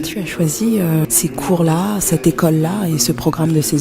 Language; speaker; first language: French; native; French